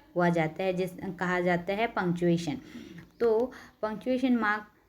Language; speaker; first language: Hindi; non-native, local second language; Marathi